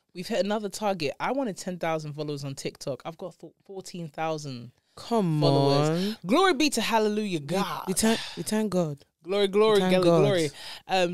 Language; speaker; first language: English; native; English